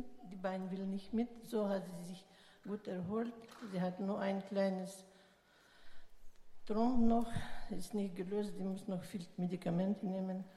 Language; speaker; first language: German; non-native, learner; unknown